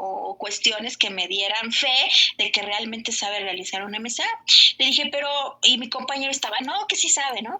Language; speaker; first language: Spanish; native; Spanish